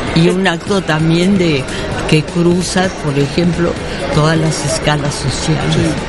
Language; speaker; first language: Spanish; early bilingual, other home language; French